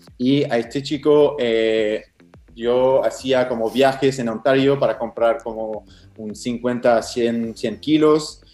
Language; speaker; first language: Spanish; non-native, fluent; French